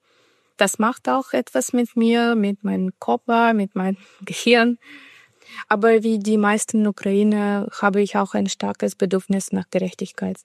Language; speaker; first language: German; non-native, fluent; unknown